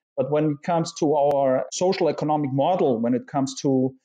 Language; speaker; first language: English; non-native, fluent; German